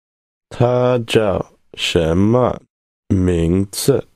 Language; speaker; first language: Chinese; non-native, learner; English